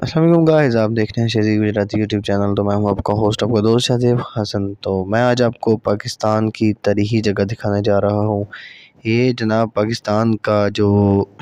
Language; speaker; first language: Urdu; non-native, local second language; Punjabi